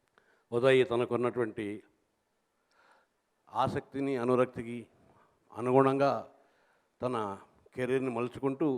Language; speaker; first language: Telugu; native; Telugu